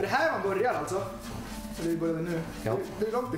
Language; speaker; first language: Swedish; native; Swedish